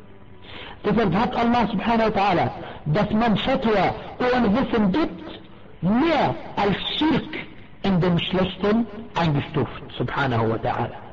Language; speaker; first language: German; non-native, fluent; Arabic